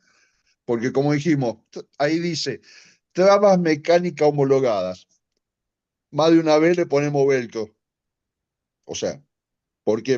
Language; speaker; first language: Spanish; native; Spanish